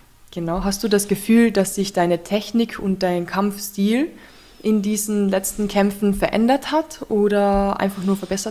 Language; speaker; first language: German; native; German